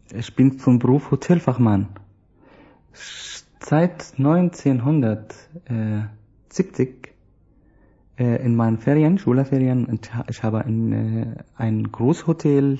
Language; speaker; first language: German; non-native, learner; Arabic